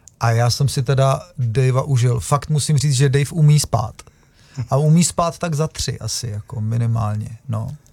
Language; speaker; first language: Czech; native; Czech